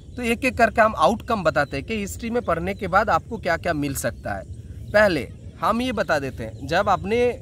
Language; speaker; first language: Hindi; non-native, local second language; Bangla